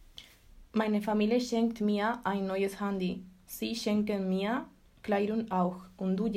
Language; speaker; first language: German; non-native, learner; Spanish